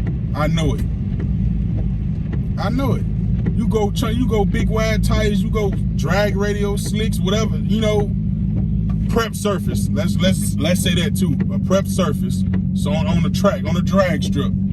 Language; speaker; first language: English; native; English